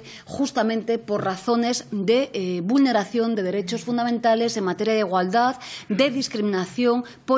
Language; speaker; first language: Spanish; native; Spanish